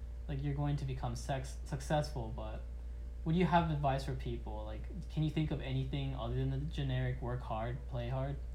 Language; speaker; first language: English; early bilingual, other home language; Japanese